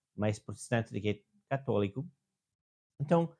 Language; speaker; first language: Portuguese; non-native, fluent; English